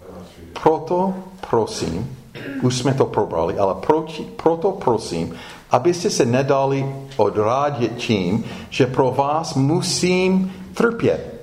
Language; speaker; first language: Czech; non-native, fluent; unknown